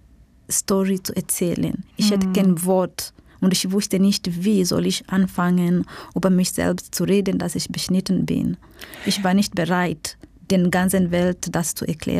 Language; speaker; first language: German; non-native, fluent; Swahili